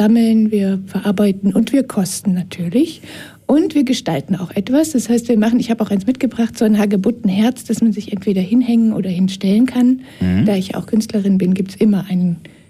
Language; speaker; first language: German; native; German